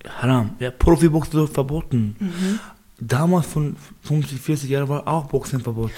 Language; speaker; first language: German; non-native, learner; Baluchi